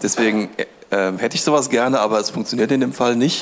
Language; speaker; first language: German; native; German